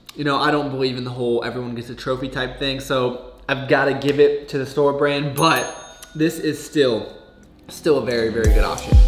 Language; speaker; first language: English; native; English